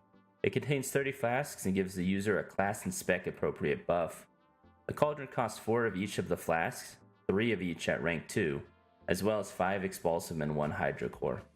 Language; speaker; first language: English; native; English